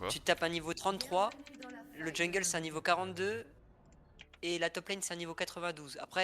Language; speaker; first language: French; native; French